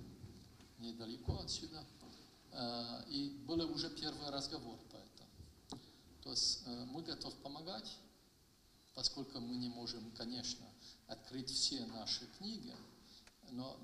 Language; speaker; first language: Russian; non-native, fluent; French